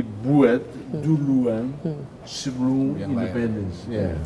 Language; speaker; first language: Indonesian; non-native, fluent; Tetum